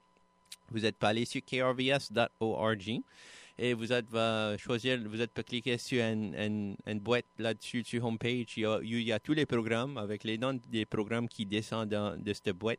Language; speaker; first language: French; native; French